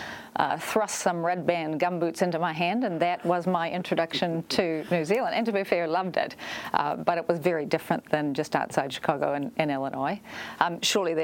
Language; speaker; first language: English; native; English